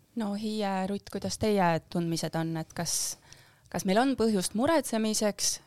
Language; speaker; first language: Estonian; native; Estonian